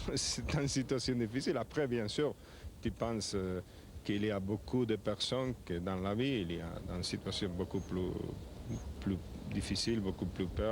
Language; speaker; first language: French; non-native, learner; Spanish